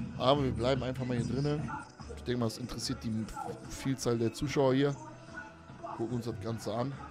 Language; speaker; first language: German; early bilingual, other home language; Polish